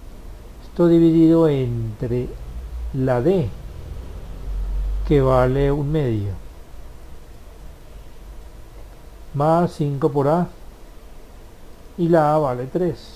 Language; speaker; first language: Spanish; native; Spanish